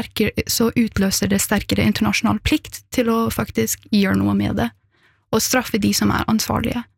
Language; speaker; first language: Norwegian; early bilingual, other home language; Persian